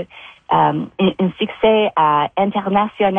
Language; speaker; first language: French; non-native, fluent; English